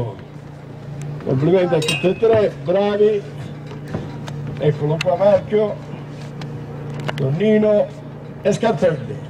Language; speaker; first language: Italian; native; Italian